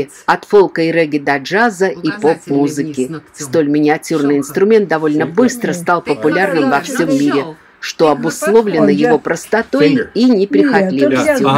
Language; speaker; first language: Russian; native; Russian